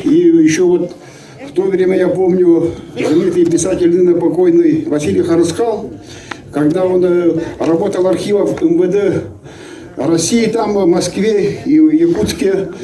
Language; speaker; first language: Russian; native; Russian